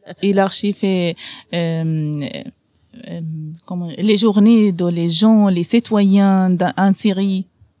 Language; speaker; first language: French; non-native, learner; Arabic